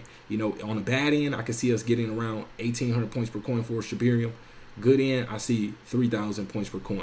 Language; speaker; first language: English; native; English